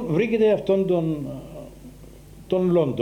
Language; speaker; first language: Greek; native; Greek